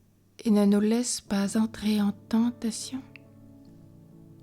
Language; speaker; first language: French; native; French